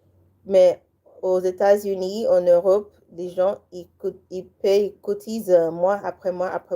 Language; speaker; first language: French; non-native, learner; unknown